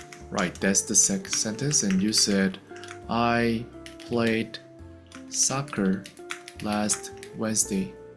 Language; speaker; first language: English; non-native, fluent; Korean